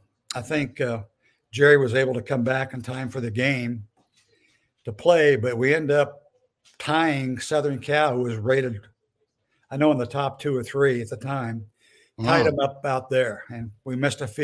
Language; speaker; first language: English; native; English